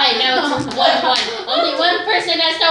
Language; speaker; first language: English; native; English